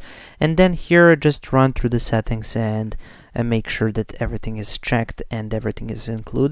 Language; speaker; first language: English; non-native, fluent; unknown